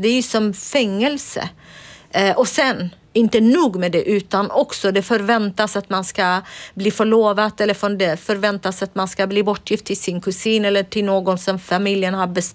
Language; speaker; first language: Swedish; non-native, fluent; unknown